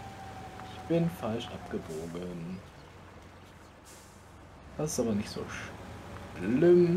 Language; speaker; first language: German; native; German